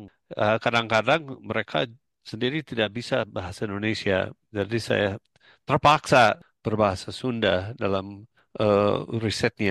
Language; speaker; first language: Indonesian; non-native, fluent; English